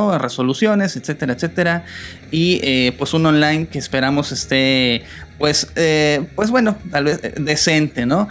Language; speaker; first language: Spanish; native; Spanish